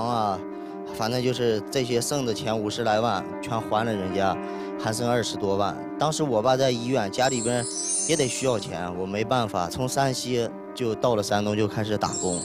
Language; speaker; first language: Chinese; native; Chinese